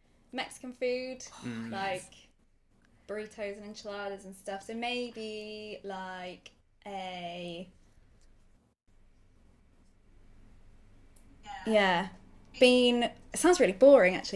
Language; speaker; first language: English; native; English